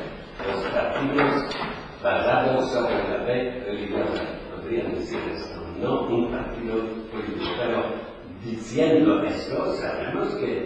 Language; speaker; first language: Spanish; non-native, fluent; Polish